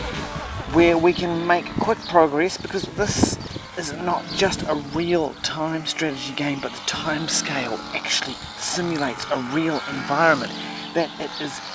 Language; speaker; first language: English; native; English